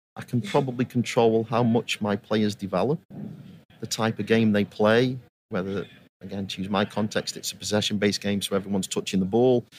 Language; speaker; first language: English; native; English